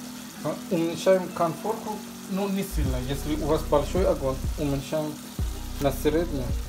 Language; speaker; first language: Russian; non-native, fluent; Persian